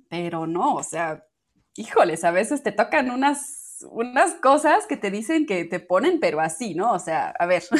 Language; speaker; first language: Spanish; non-native, fluent; German